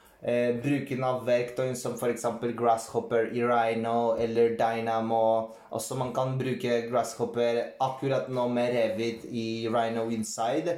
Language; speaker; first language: Norwegian; non-native, fluent; Polish